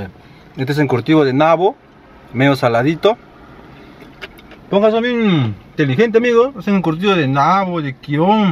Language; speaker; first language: Spanish; native; Spanish